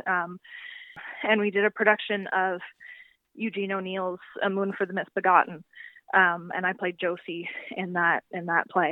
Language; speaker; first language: English; native; English